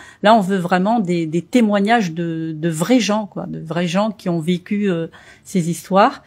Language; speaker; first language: French; early bilingual, other home language; Portuguese